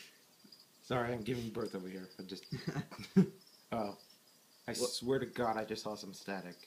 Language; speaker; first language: English; native; English